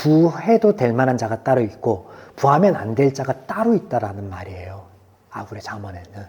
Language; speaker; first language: Korean; native; Korean